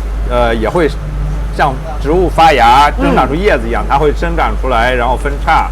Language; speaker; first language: Chinese; native; Chinese